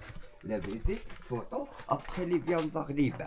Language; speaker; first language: French; non-native, learner; Arabic